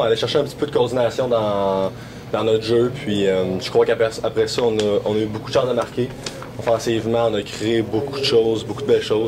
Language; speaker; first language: French; native; French